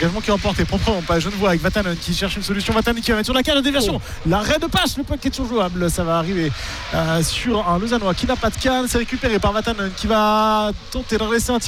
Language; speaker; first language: French; native; French